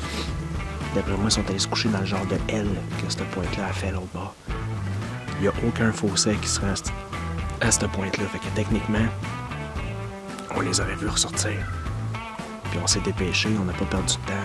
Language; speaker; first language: French; native; French